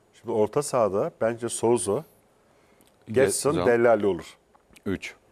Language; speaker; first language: Turkish; native; Turkish